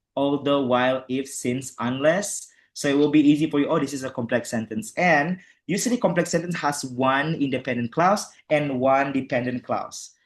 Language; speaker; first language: English; non-native, fluent; Indonesian